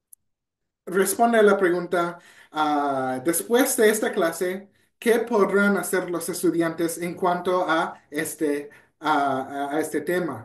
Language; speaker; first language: Spanish; non-native, fluent; English